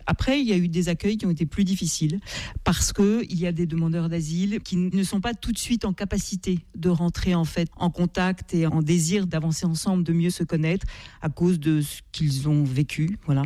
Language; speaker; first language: French; native; French